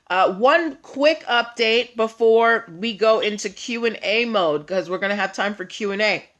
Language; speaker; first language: English; native; English